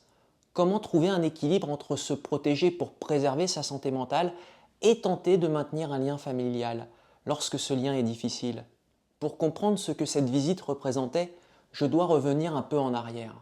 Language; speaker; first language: French; native; French